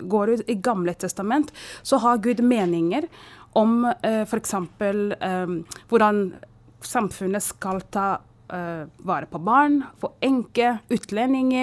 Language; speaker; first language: Swedish; non-native, fluent; Kinyarwanda